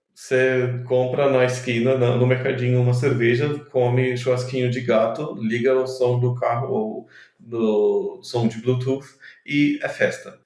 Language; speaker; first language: Portuguese; non-native, fluent; German